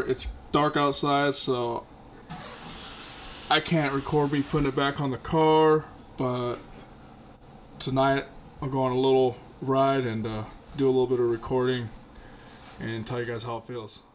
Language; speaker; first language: English; native; English